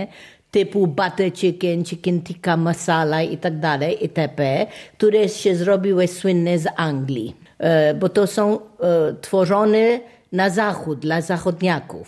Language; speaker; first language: Polish; non-native, fluent; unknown